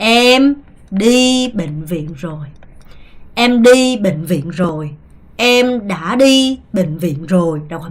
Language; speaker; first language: Vietnamese; non-native, fluent; Korean